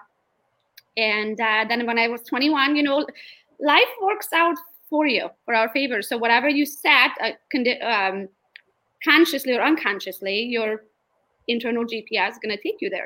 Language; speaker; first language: English; non-native, fluent; Romanian